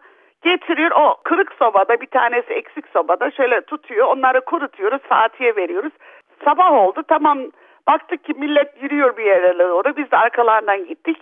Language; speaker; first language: Turkish; early bilingual, other home language; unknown